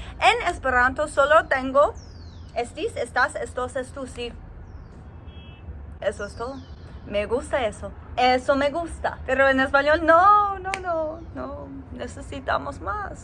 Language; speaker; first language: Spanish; non-native, learner; English